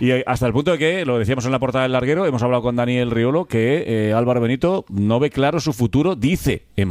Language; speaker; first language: Spanish; native; Spanish